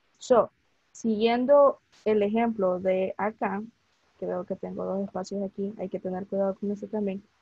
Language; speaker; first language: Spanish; native; Spanish